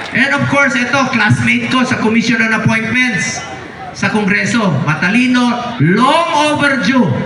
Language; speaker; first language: Filipino; non-native, local second language; Cebuano